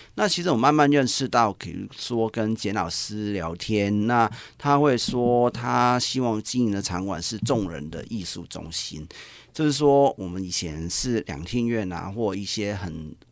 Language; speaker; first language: Chinese; non-native, local second language; Cantonese